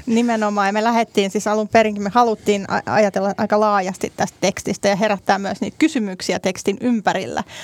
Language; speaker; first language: Finnish; native; Finnish